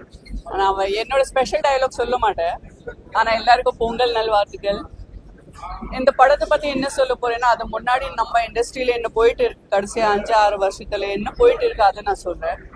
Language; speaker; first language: Tamil; non-native, fluent; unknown